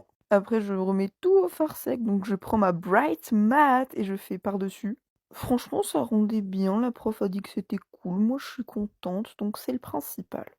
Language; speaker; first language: French; native; French